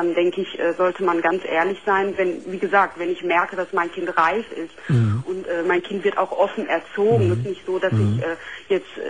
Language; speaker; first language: German; early bilingual, other home language; Arabic